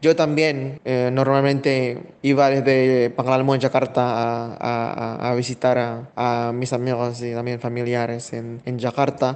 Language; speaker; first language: Spanish; non-native, fluent; Indonesian